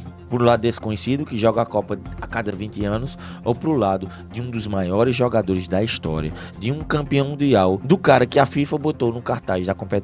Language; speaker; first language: Portuguese; native; Portuguese